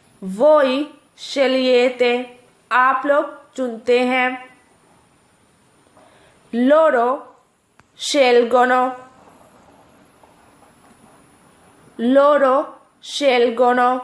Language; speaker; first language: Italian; non-native, fluent; Urdu